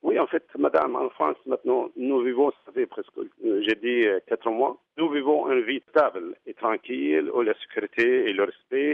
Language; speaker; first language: French; non-native, fluent; Arabic